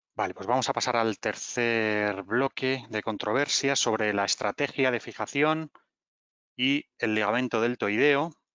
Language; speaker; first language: Spanish; native; Spanish